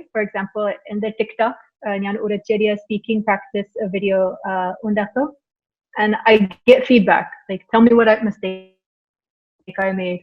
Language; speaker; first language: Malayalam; non-native, learner; English